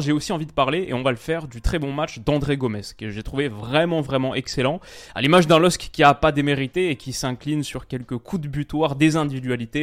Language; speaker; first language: French; native; French